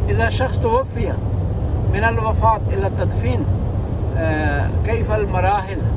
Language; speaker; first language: Arabic; non-native, learner; Urdu